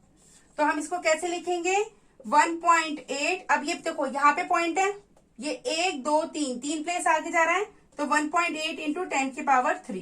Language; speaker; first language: Hindi; native; Hindi